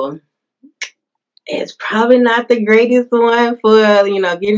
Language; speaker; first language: English; native; English